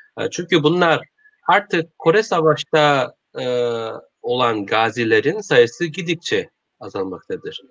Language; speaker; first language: Turkish; non-native, learner; Korean